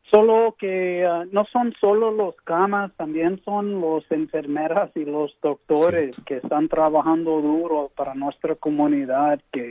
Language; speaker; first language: Spanish; early bilingual, heritage; English